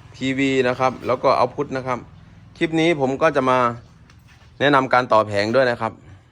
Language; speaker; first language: Thai; native; Thai